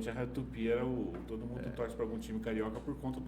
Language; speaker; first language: Portuguese; native; Portuguese